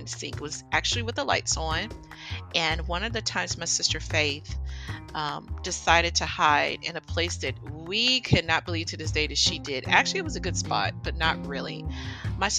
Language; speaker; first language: English; native; English